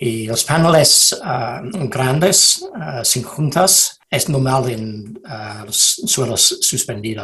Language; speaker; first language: Spanish; non-native, fluent; English